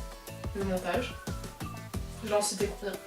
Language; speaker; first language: French; native; French